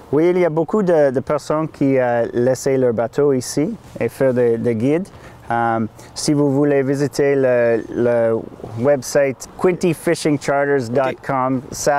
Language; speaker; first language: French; non-native, learner; English